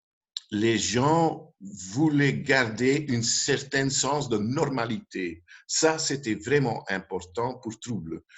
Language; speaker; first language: French; non-native, local second language; Dutch